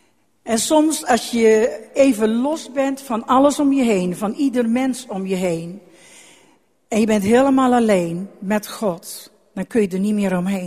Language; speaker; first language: Dutch; native; Dutch